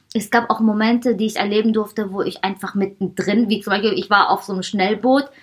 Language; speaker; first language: German; early bilingual, heritage; Persian